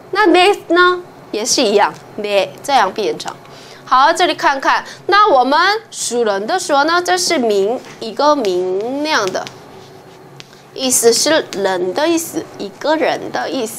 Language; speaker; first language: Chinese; non-native, fluent; Korean